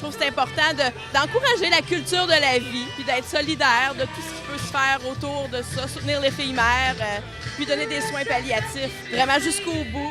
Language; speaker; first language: French; native; French